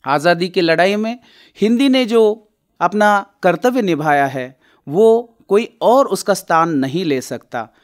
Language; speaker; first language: Hindi; non-native, local second language; Marathi